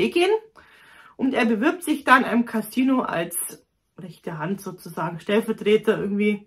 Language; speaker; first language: German; native; German